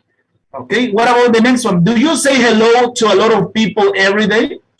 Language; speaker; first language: English; non-native, fluent; Spanish